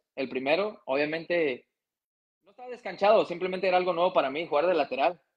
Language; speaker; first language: Spanish; early bilingual, heritage; Spanish